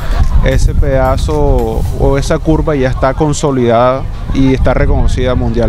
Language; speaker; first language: Spanish; native; Spanish